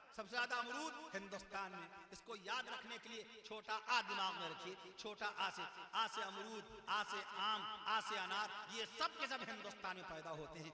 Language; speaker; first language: Urdu; native; Urdu